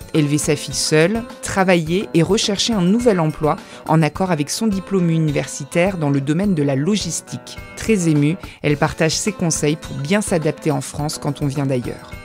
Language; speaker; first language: French; native; French